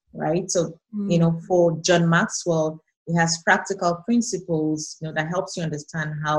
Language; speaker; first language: English; non-native, local second language; Yoruba